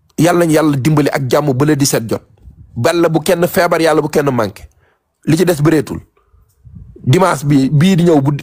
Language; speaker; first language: Wolof; native; Wolof